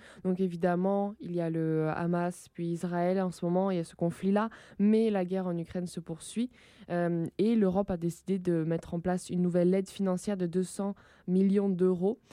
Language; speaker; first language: French; native; French